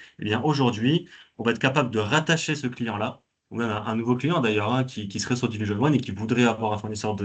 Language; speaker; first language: French; native; French